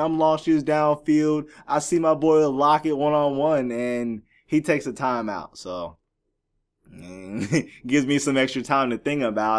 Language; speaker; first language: English; native; English